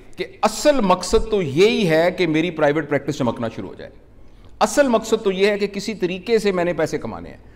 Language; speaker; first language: Urdu; non-native, local second language; Punjabi